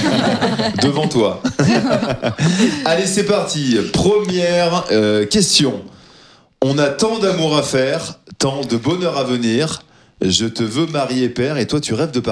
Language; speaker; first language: French; native; French